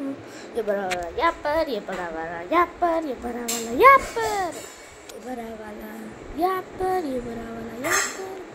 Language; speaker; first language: Hindi; native; Hindi